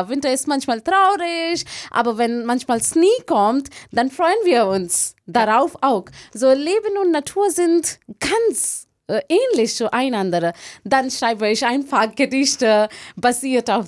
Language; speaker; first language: German; non-native, learner; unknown